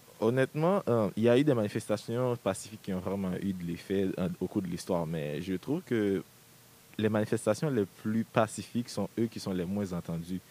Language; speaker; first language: French; early bilingual, other home language; Haitian Creole